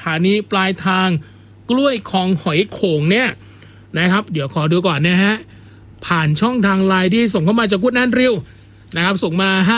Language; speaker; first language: Thai; non-native, local second language; Northeastern Thai